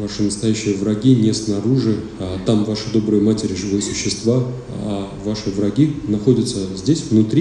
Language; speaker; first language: Russian; native; Russian